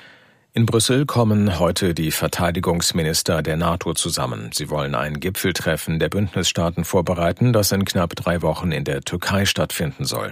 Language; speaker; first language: German; native; German